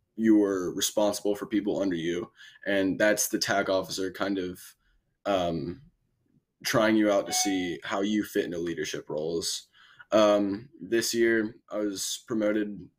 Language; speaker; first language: English; native; English